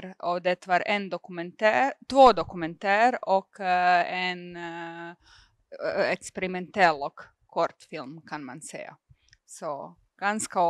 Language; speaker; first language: Swedish; non-native, fluent; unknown